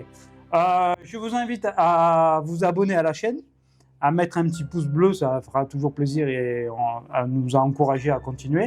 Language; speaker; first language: French; native; French